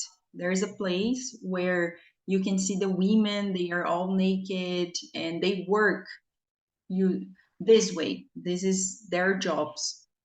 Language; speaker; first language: English; non-native, fluent; Portuguese